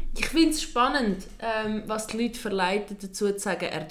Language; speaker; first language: German; native; German